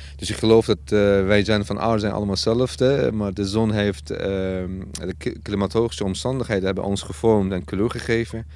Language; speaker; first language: Dutch; non-native, fluent; Persian